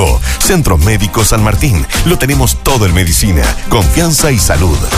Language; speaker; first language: Spanish; native; Spanish